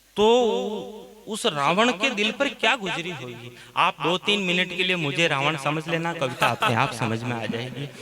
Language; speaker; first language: Hindi; native; Hindi